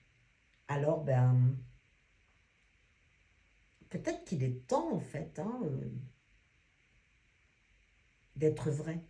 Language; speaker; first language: French; native; French